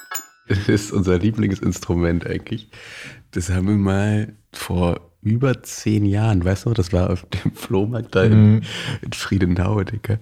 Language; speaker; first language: German; native; German